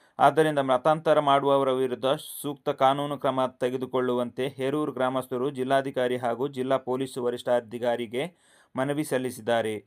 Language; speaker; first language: Kannada; non-native, local second language; Kodava